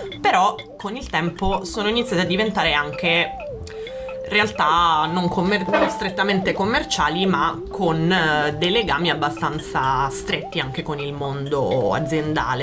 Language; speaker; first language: Italian; native; Italian